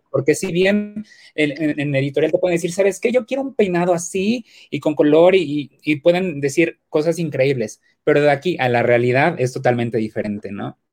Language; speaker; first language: Spanish; native; Spanish